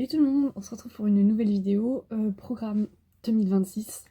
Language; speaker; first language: French; native; French